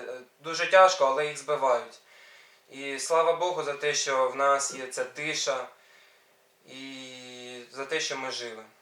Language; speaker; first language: Ukrainian; non-native, local second language; Russian